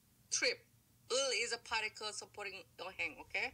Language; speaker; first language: English; non-native, fluent; Korean